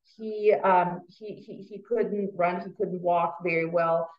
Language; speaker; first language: English; non-native, fluent; Russian